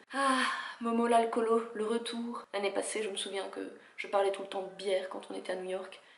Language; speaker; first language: French; native; French